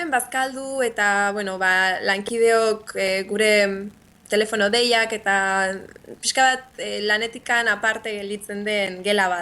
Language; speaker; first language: Basque; native; Basque